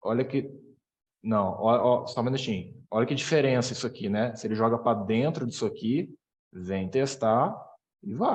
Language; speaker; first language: Portuguese; native; Portuguese